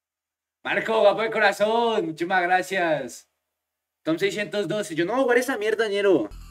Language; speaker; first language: Spanish; native; Spanish